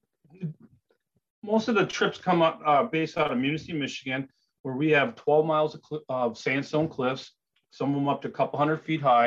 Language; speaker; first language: English; native; English